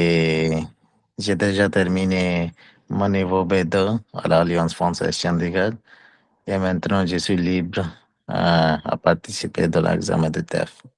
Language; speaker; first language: French; non-native, learner; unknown